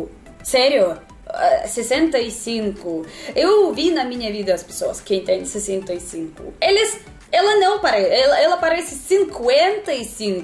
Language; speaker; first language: Portuguese; non-native, learner; Russian